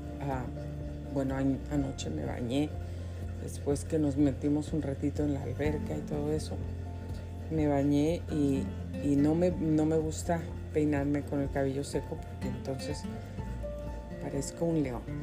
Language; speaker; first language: Spanish; native; Spanish